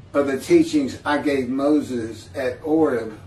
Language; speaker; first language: English; native; English